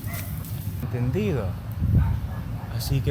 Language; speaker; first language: Spanish; non-native, learner; English